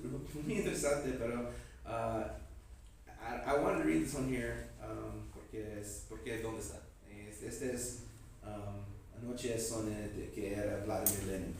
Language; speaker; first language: Spanish; non-native, learner; English